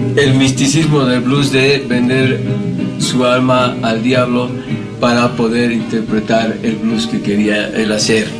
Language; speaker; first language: Spanish; native; Spanish